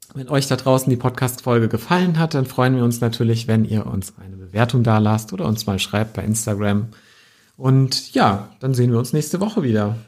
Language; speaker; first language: German; native; German